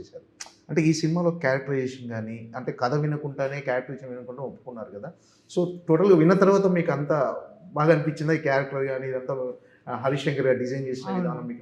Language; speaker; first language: Telugu; native; Telugu